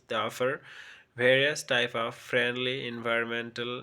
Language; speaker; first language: English; non-native, local second language; Bangla